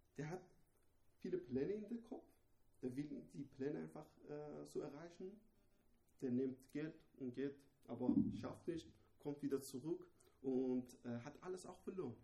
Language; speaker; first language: German; non-native, fluent; Persian